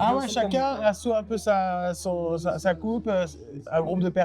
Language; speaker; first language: French; native; French